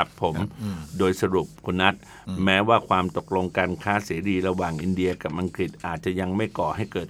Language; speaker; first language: Thai; native; Thai